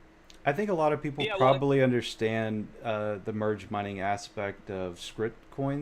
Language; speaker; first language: English; native; English